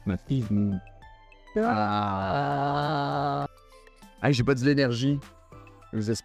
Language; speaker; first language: French; native; French